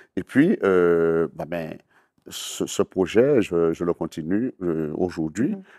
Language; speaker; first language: French; native; French